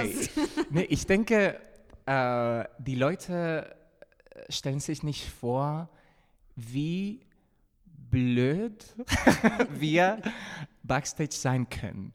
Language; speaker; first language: German; non-native, fluent; Spanish